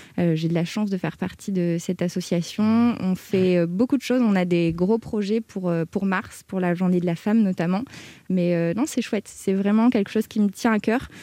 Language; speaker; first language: French; native; French